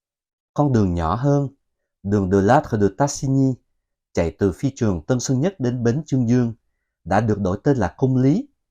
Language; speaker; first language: Vietnamese; native; Vietnamese